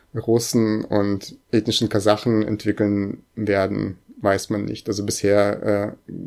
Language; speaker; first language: German; early bilingual, other home language; Russian